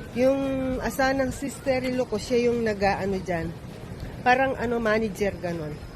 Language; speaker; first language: Filipino; native; Filipino